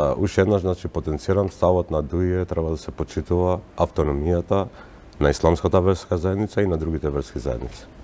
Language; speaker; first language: Macedonian; non-native, local second language; Albanian